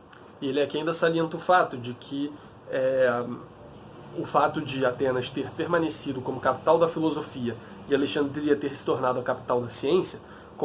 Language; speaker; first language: Portuguese; native; Portuguese